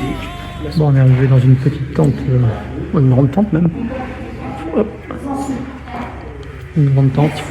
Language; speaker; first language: French; native; French